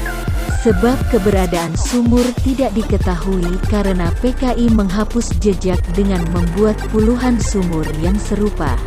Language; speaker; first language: Indonesian; native; Indonesian